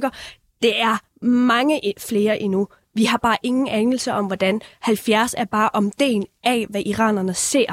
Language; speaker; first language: Danish; early bilingual, other home language; Persian